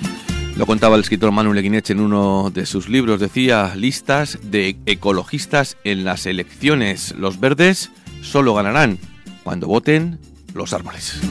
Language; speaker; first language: Spanish; native; Spanish